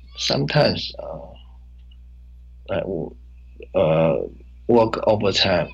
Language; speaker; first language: English; non-native, learner; Chinese